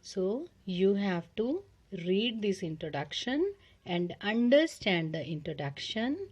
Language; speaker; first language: English; non-native, local second language; Punjabi